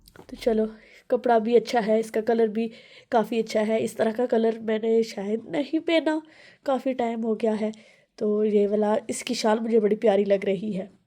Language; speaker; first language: Urdu; non-native, local second language; Punjabi